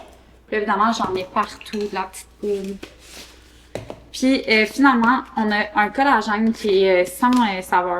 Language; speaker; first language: French; native; French